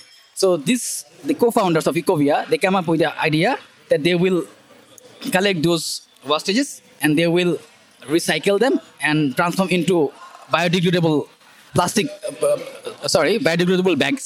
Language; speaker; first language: English; non-native, local second language; Bangla